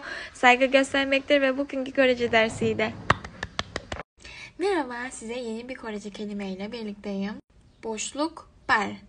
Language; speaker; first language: Turkish; non-native, fluent; Korean